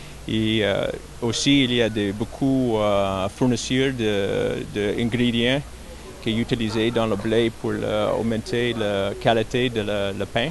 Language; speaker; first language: French; non-native, learner; English